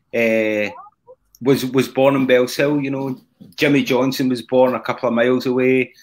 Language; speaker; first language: English; native; English